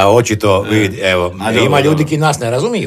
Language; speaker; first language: Croatian; native; Croatian